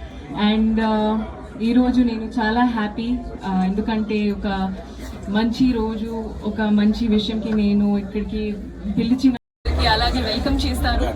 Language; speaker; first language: Telugu; non-native, learner; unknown